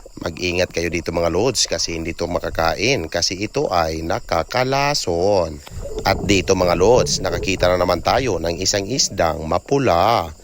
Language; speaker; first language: Filipino; non-native, local second language; Cebuano